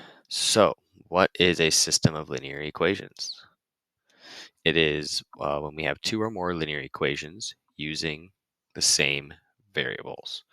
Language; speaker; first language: English; native; English